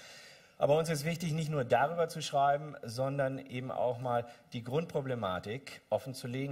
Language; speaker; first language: German; native; German